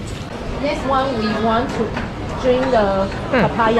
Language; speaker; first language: English; non-native, learner; Chinese